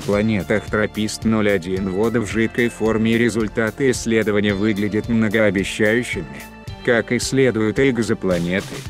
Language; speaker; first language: Russian; native; Russian